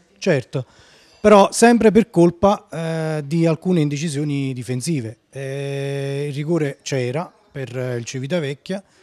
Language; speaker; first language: Italian; native; Italian